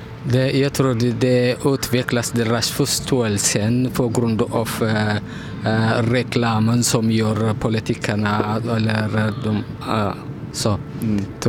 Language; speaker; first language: Swedish; non-native, learner; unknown